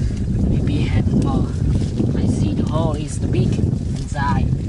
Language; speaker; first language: English; non-native, learner; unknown